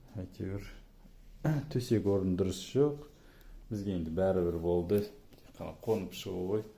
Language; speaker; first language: Kazakh; non-native, local second language; Russian